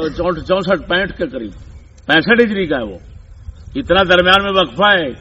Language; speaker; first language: Urdu; native; Urdu